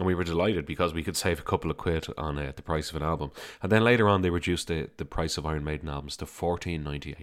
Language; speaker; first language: English; native; English